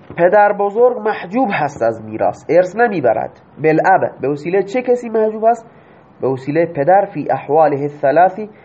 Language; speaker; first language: Persian; non-native, local second language; Baluchi